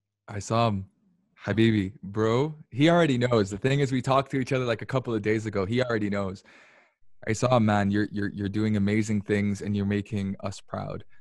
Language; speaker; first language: English; early bilingual, other home language; Arabic